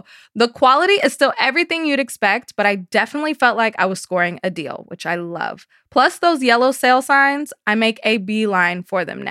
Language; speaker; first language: English; native; English